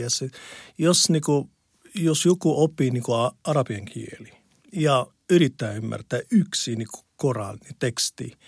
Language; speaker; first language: Finnish; non-native, learner; Arabic